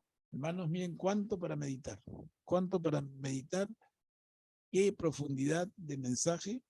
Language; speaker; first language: Spanish; native; Spanish